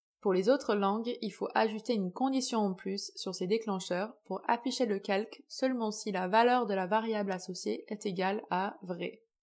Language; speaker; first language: French; native; French